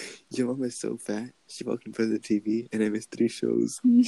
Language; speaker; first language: English; early bilingual, other home language; Spanish